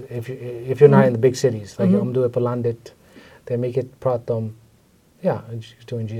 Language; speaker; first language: Swedish; non-native, fluent; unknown